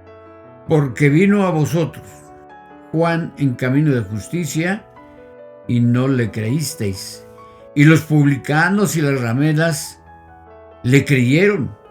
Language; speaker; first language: Spanish; native; Spanish